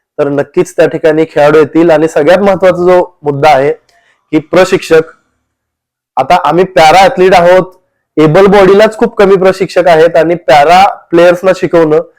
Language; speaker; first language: Marathi; native; Marathi